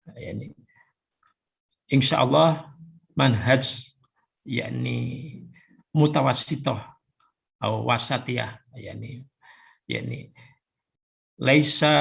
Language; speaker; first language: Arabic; non-native, fluent; Indonesian